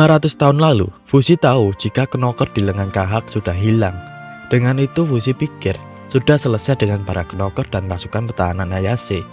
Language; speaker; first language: Indonesian; native; Indonesian